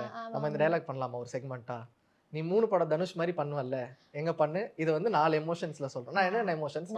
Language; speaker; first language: Tamil; native; Tamil